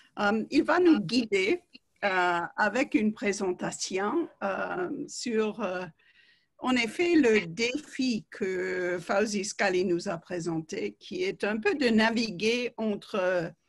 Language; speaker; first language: French; non-native, fluent; English